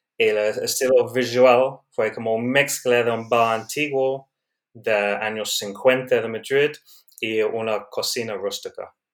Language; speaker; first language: Spanish; non-native, learner; English